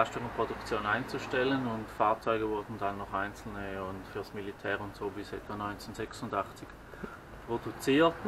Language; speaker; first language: German; native; German